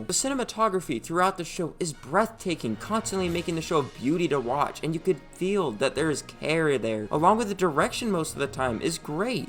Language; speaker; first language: English; native; English